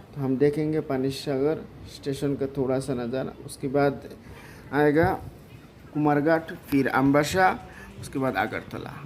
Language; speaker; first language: Hindi; non-native, local second language; Bangla